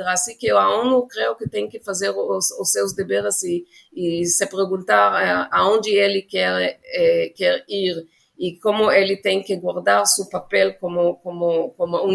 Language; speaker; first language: Portuguese; non-native, fluent; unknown